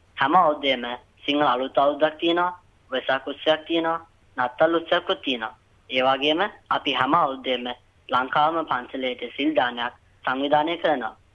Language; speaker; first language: Sinhala; early bilingual, heritage; Sinhala